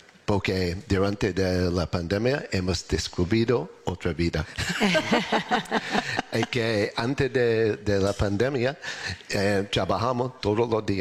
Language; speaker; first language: Spanish; non-native, learner; English